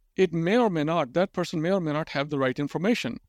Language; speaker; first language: English; non-native, local second language; Urdu